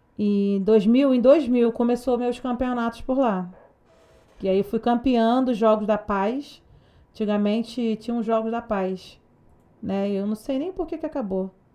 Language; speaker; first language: Portuguese; native; Portuguese